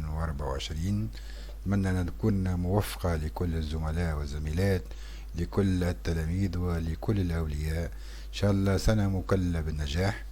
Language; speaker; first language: Arabic; native; Arabic